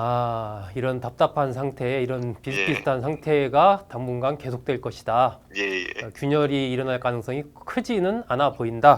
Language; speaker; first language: Korean; native; Korean